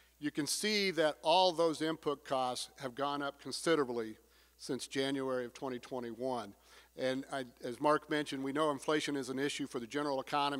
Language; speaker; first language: English; native; English